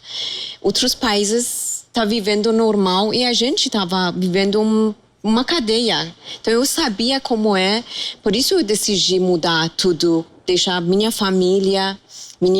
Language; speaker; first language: Portuguese; non-native, fluent; Persian